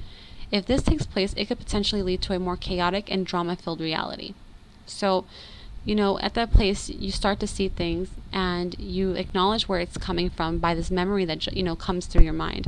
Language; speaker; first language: English; native; English